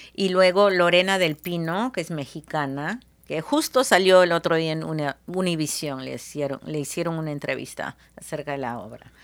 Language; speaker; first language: Spanish; early bilingual, heritage; Spanish